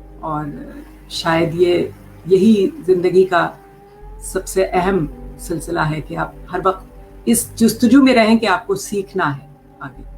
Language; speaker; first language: Urdu; native; Urdu